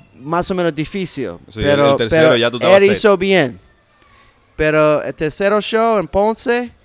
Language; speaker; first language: Spanish; non-native, learner; English